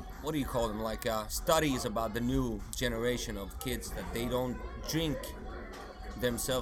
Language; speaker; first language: English; non-native, fluent; Swedish